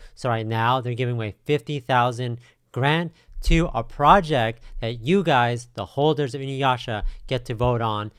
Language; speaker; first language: English; native; English